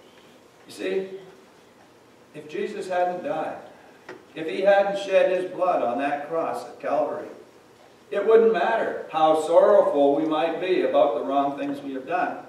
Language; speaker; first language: English; native; English